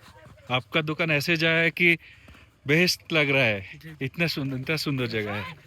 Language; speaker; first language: Hindi; non-native, learner; Bangla